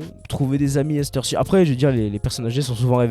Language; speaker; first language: French; native; French